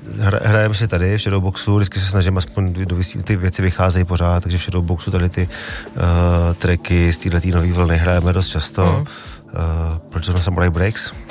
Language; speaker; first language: Czech; native; Czech